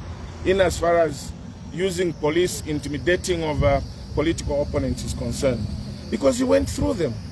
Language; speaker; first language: English; non-native, local second language; Bemba